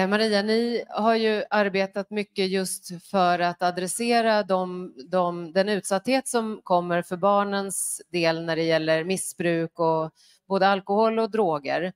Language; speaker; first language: Swedish; native; Swedish